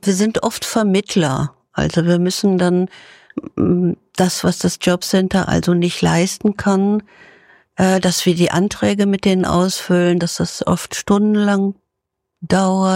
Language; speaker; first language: German; native; German